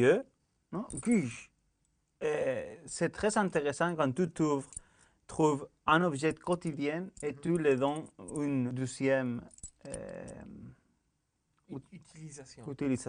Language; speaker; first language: French; non-native, learner; Spanish